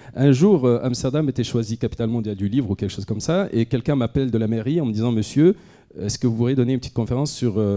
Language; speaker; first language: French; non-native, local second language; Arabic